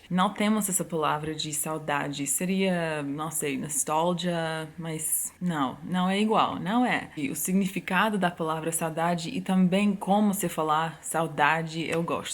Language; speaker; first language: Portuguese; non-native, fluent; English